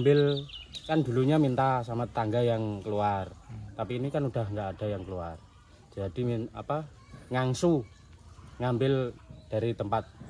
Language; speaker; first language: Indonesian; non-native, local second language; Javanese